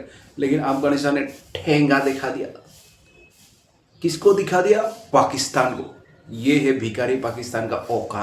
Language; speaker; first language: Hindi; non-native, local second language; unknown